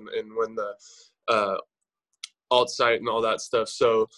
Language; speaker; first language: English; native; English